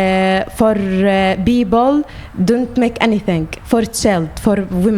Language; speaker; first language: English; non-native, learner; Arabic